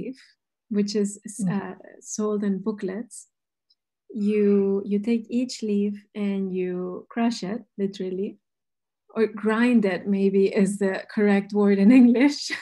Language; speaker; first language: English; non-native, fluent; Spanish